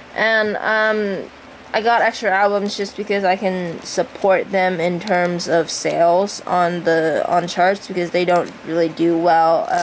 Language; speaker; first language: English; native; English